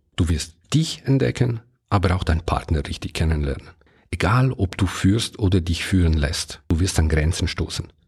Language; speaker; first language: German; non-native, fluent; Italian